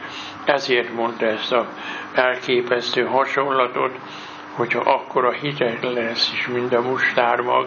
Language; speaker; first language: Hungarian; native; Hungarian